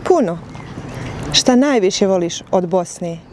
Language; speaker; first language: Bosnian; native; Bosnian